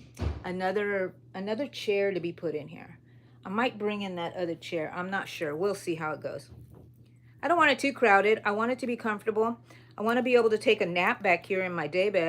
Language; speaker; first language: English; native; English